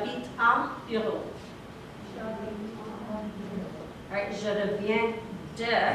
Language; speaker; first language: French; non-native, fluent; English